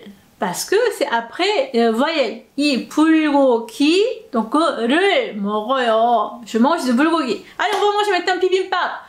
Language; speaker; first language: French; non-native, fluent; Korean